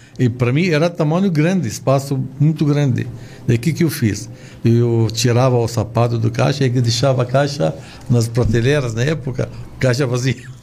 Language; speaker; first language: Portuguese; non-native, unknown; Arabic